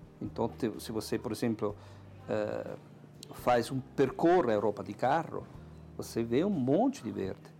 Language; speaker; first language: Portuguese; non-native, fluent; Italian